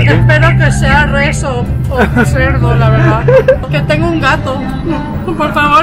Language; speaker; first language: Spanish; non-native, fluent; French